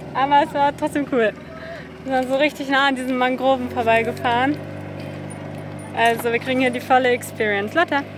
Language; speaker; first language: German; native; German